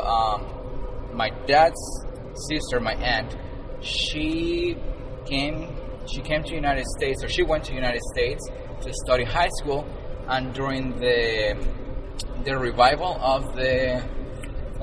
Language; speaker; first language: English; non-native, fluent; Spanish